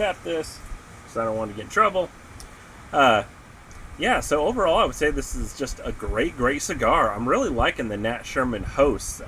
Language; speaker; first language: English; native; English